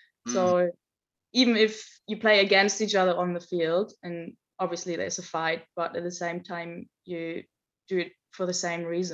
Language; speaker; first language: English; non-native, fluent; German